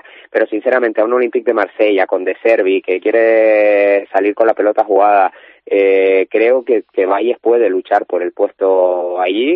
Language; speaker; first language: Spanish; native; Spanish